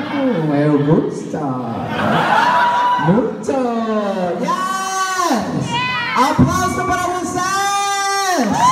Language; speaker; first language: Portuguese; non-native, learner; Spanish